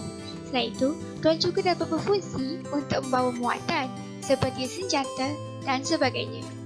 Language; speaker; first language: Malay; native; Malay